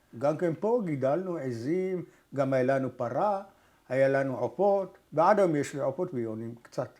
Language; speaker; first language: Hebrew; early bilingual, other home language; Arabic